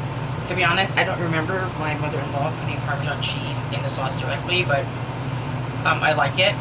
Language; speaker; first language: English; non-native, local second language; Filipino